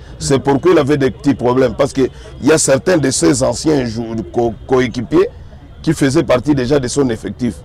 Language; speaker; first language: French; non-native, local second language; Swahili